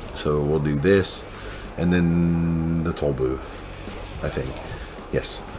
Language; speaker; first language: English; native; English